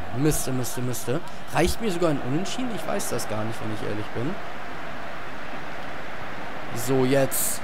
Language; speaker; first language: German; native; German